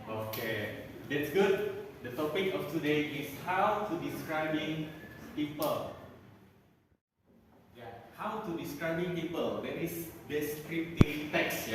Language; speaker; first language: English; non-native, learner; Indonesian